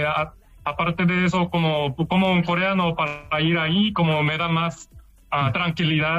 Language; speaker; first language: Spanish; non-native, fluent; Korean